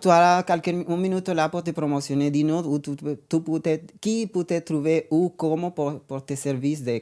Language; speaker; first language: French; non-native, learner; Spanish